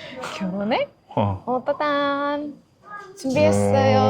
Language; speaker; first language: Korean; non-native, learner; Vietnamese